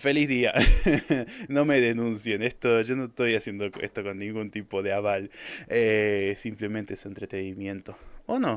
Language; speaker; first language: Spanish; native; Spanish